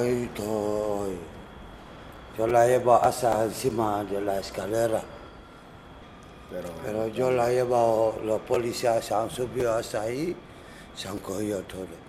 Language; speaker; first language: Spanish; non-native, learner; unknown